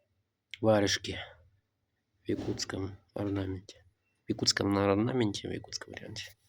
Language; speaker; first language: Russian; non-native, local second language; Yakut